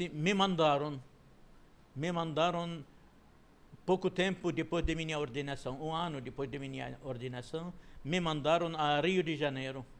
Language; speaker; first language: Portuguese; non-native, fluent; Arabic